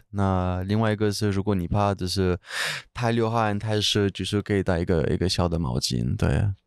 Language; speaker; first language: Chinese; non-native, fluent; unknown